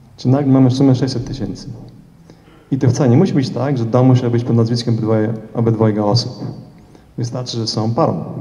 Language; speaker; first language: Polish; early bilingual, heritage; Polish